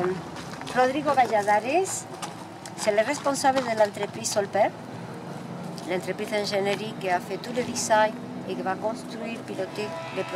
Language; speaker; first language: French; non-native, fluent; Spanish